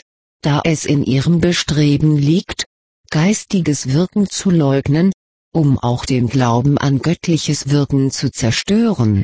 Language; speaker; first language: German; native; German